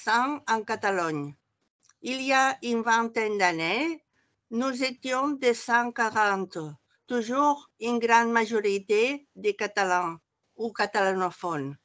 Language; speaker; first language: French; non-native, fluent; Catalan